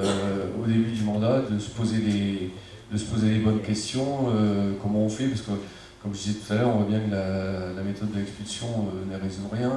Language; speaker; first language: French; native; French